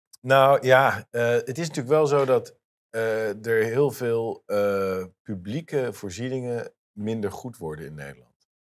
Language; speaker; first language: Dutch; native; Dutch